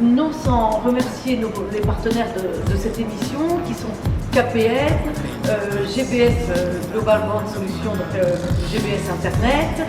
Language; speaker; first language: French; native; French